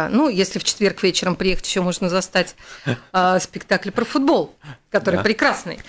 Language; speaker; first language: Russian; native; Russian